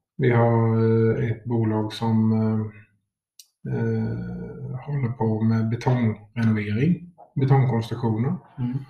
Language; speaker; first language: Swedish; native; Swedish